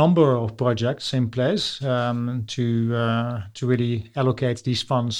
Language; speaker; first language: English; non-native, fluent; Dutch